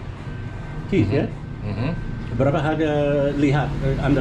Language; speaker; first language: Indonesian; non-native, learner; English